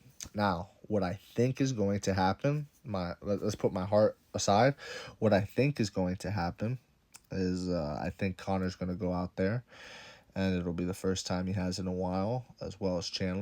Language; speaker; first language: English; native; English